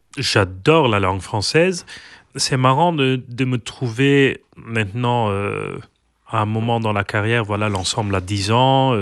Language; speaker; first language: French; non-native, local second language; Dutch